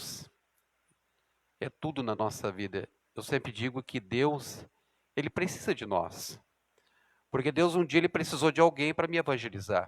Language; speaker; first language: Portuguese; native; Portuguese